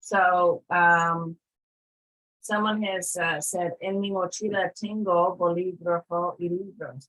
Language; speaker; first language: Spanish; non-native, fluent; English